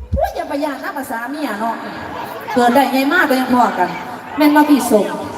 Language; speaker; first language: Thai; native; Thai